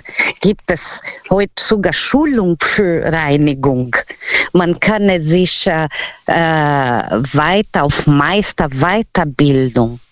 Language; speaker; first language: German; non-native, learner; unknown